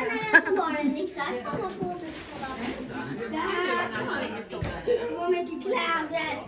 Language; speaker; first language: Swedish; early bilingual, other home language; Filipino